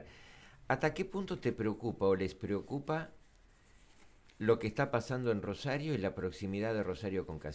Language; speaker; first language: Spanish; native; Spanish